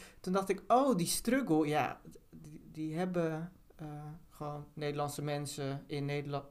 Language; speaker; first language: Dutch; early bilingual, other home language; Turkish